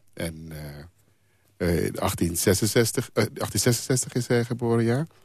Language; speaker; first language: Dutch; non-native, local second language; Papiamento